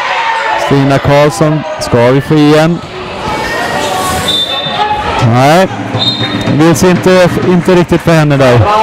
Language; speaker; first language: Swedish; native; Swedish